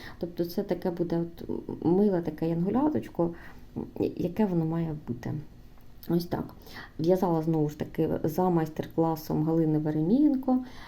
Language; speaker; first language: Ukrainian; non-native, local second language; Russian